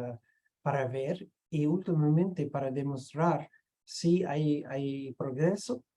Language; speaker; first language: Spanish; non-native, fluent; English